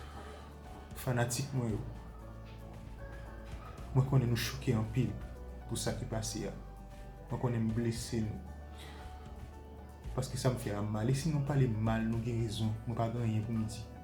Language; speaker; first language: French; non-native, local second language; Haitian Creole